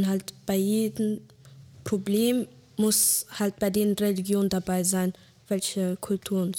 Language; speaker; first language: German; early bilingual, other home language; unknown